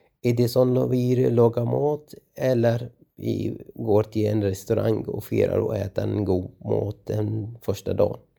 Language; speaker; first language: Swedish; non-native, learner; Arabic